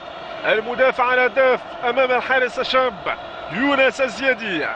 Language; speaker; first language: Arabic; native; Arabic